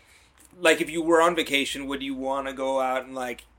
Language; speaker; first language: English; native; English